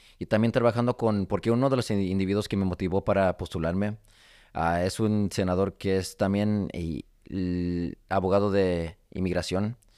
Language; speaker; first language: Spanish; early bilingual, heritage; Spanish